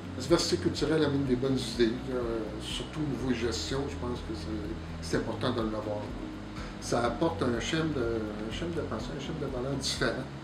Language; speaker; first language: French; native; French